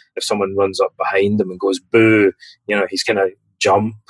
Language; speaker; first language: English; native; English